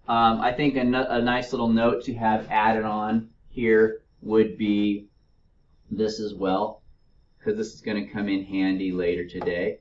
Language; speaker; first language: English; native; English